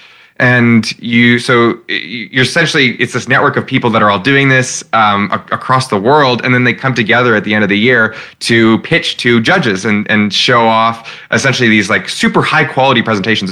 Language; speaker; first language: English; native; English